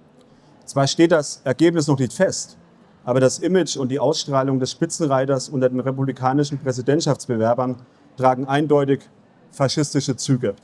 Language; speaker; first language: German; native; German